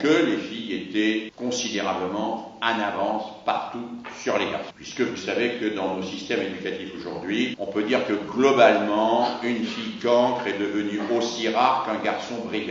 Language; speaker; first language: French; native; French